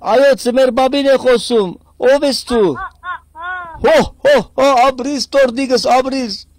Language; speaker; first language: Armenian; early bilingual, heritage; Armenian